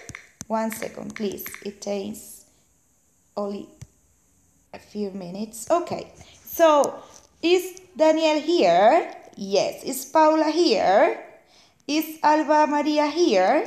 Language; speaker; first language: English; non-native, fluent; Spanish